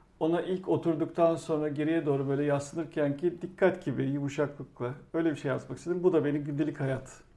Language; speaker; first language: Turkish; native; Turkish